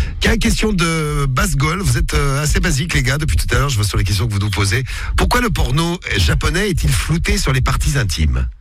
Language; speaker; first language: French; native; French